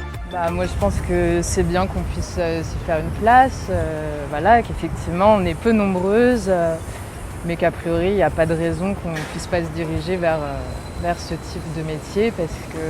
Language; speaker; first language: French; native; French